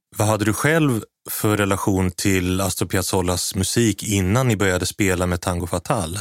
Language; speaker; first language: Swedish; native; Swedish